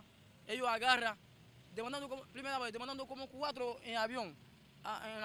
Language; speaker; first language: Spanish; non-native, learner; Haitian Creole